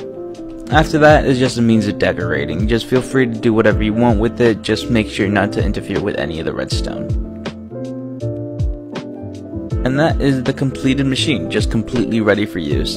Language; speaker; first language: English; native; English